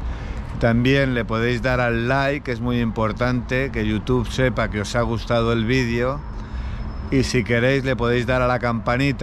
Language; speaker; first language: Spanish; native; Spanish